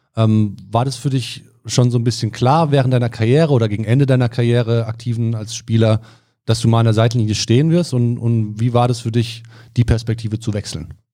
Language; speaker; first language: German; native; German